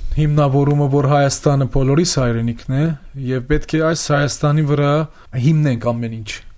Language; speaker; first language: Armenian; early bilingual, heritage; Armenian